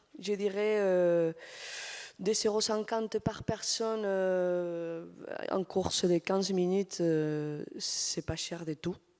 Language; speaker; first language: French; non-native, fluent; Spanish